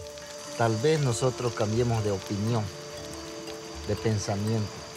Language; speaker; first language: Spanish; non-native, local second language; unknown